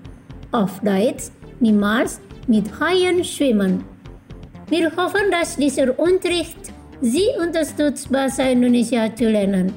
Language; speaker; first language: German; non-native, fluent; Indonesian